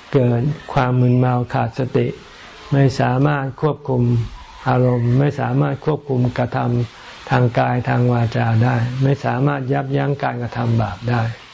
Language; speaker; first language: Thai; native; Thai